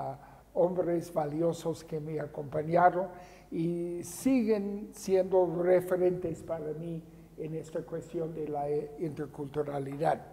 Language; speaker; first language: Spanish; non-native, fluent; English